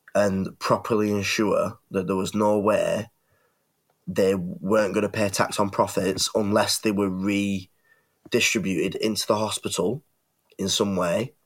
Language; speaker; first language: English; native; English